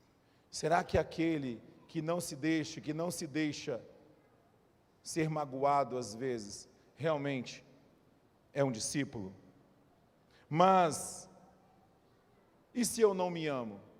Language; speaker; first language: Portuguese; native; Portuguese